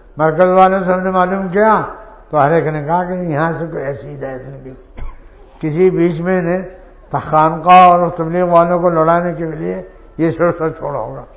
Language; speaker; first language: Urdu; native; Urdu